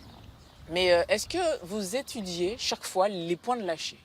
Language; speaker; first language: French; native; French